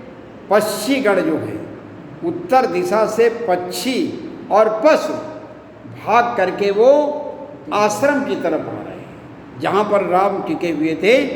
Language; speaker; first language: Hindi; native; Hindi